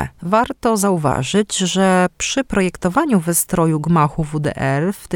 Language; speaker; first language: Polish; native; Polish